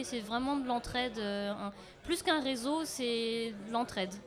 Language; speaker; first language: French; early bilingual, other home language; Lao